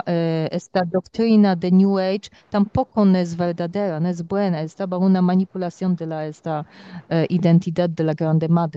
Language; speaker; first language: Spanish; non-native, learner; Polish